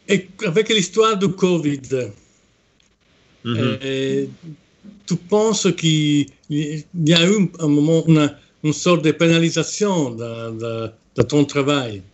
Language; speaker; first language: French; non-native, fluent; Italian